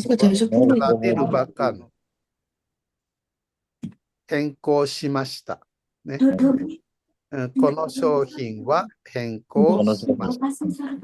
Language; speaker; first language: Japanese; non-native, fluent; Indonesian